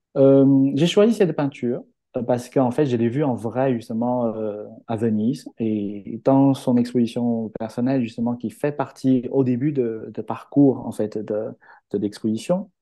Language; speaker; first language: French; non-native, fluent; Chinese